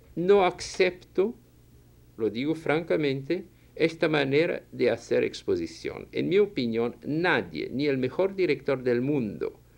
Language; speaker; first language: Spanish; non-native, fluent; Portuguese